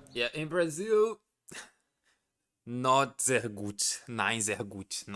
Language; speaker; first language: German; non-native, learner; Portuguese